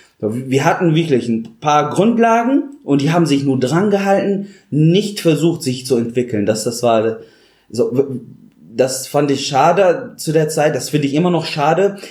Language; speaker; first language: German; non-native, fluent; Arabic